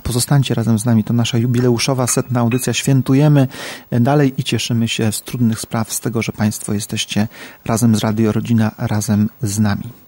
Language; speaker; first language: Polish; native; Polish